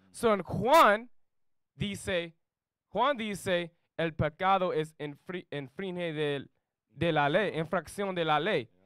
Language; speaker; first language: Spanish; non-native, learner; English